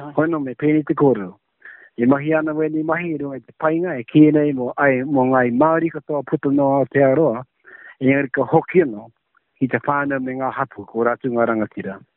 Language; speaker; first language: Māori; native; Māori